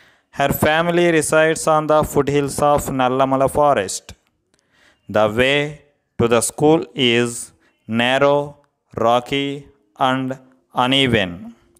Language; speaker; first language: English; non-native, local second language; Telugu